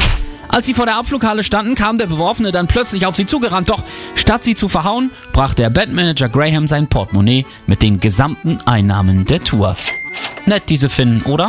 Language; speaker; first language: German; native; German